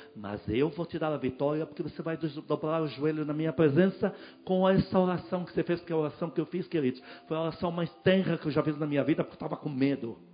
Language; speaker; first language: Portuguese; non-native, fluent; Arabic